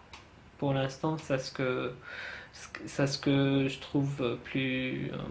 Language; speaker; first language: French; non-native, fluent; Arabic